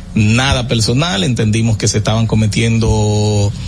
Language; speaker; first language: Spanish; native; Spanish